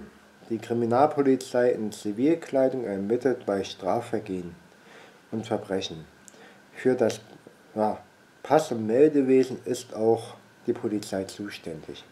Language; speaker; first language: German; native; German